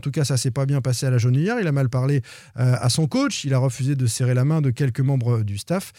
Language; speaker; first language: French; native; French